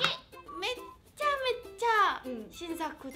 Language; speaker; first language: Japanese; non-native, learner; Korean